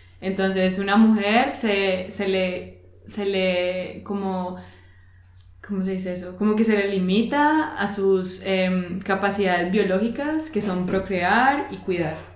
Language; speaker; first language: Spanish; native; Spanish